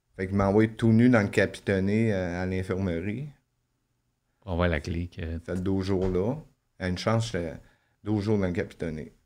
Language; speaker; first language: French; native; French